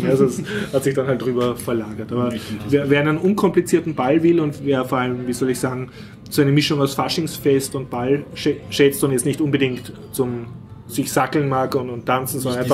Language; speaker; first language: German; native; German